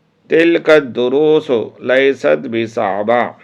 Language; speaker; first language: Arabic; non-native, learner; Urdu